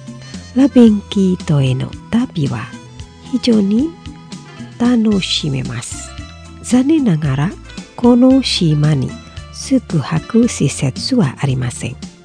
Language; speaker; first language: Japanese; non-native, fluent; Indonesian